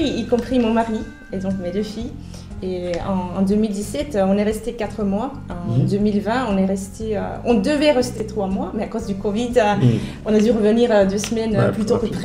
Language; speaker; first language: French; non-native, fluent; Finnish